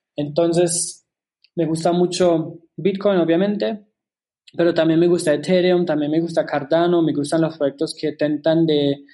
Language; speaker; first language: Spanish; non-native, fluent; German